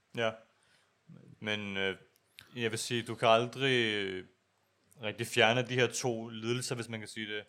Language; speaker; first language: Danish; early bilingual, other home language; Urdu